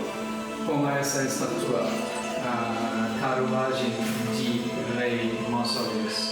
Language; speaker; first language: Portuguese; non-native, learner; Turkish